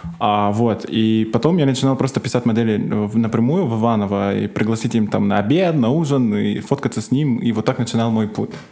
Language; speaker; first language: Russian; non-native, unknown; Arabic